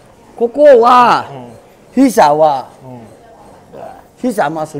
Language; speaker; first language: Japanese; non-native, learner; Thai